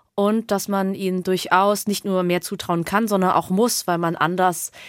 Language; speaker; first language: German; native; German